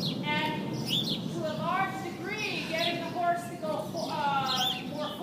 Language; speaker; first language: English; native; English